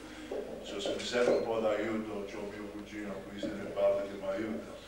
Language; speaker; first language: Italian; non-native, local second language; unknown